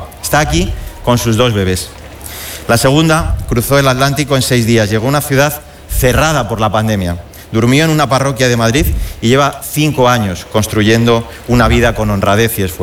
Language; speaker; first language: Spanish; native; Spanish